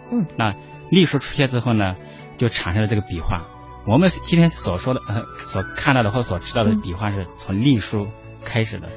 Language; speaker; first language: Chinese; non-native, local second language; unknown